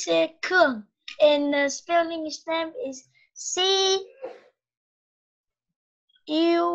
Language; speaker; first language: English; non-native, learner; Vietnamese